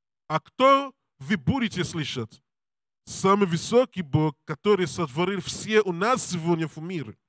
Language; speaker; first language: Russian; non-native, learner; English